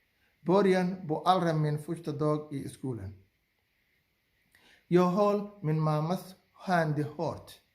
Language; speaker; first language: Swedish; non-native, learner; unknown